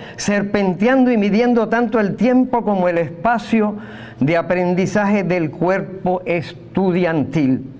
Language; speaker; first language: Spanish; native; Spanish